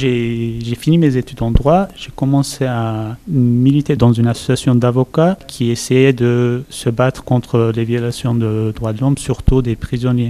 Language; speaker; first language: French; non-native, fluent; Kurdish